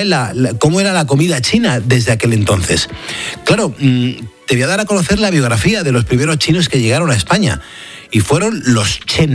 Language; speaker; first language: Spanish; native; Spanish